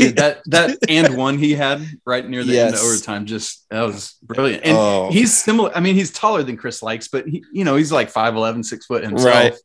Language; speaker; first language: English; native; English